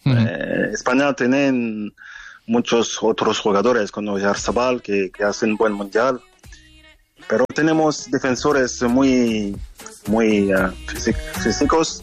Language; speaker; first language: Spanish; non-native, fluent; French